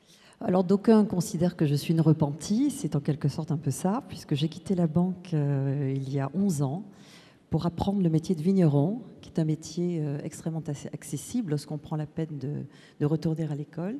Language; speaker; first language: French; native; French